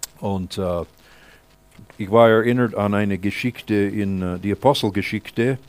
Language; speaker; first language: German; non-native, fluent; English